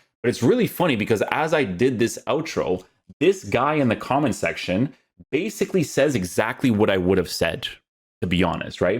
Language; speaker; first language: English; native; English